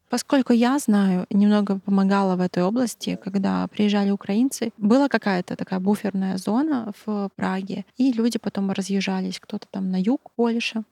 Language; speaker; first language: Russian; native; Russian